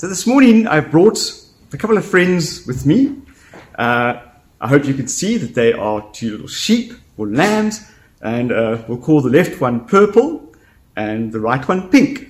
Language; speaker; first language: English; native; English